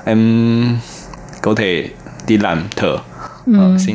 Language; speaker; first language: Vietnamese; non-native, learner; Chinese